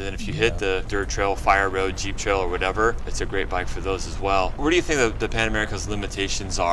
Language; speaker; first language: English; native; English